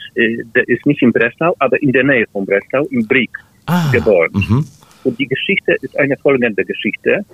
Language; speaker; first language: German; non-native, fluent; Polish